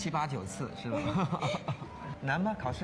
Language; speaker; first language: Chinese; native; Chinese